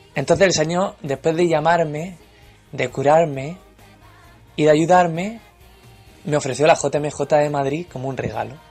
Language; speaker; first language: Spanish; native; Spanish